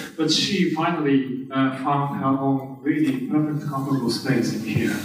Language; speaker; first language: English; non-native, fluent; Japanese